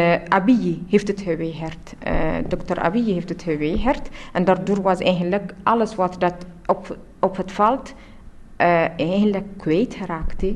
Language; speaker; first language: Dutch; non-native, learner; Tigrinya